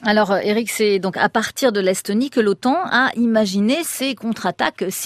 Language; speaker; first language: French; native; French